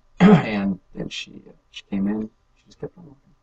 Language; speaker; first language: English; native; English